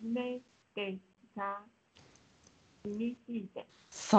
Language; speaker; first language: Japanese; non-native, learner; Chinese